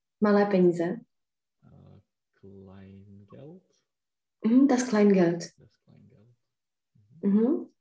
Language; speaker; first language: German; non-native, fluent; Czech